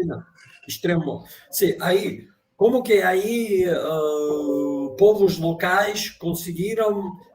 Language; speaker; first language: Portuguese; non-native, fluent; Russian